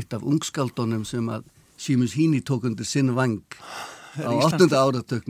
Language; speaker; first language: Icelandic; native; Icelandic